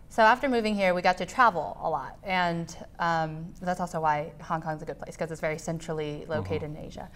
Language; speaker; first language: English; native; English